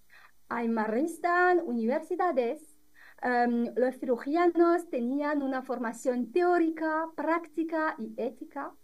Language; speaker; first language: Spanish; non-native, fluent; French